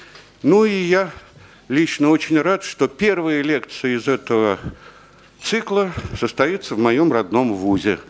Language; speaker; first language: Russian; native; Russian